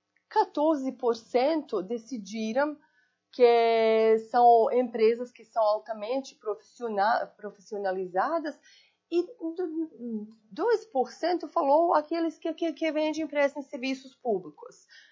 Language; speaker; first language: Portuguese; non-native, fluent; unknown